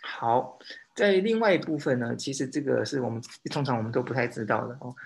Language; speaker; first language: Chinese; native; Chinese